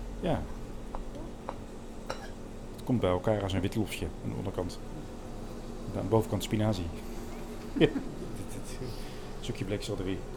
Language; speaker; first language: Dutch; native; Dutch